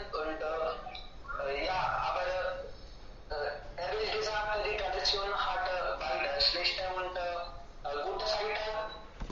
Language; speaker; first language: German; non-native, learner; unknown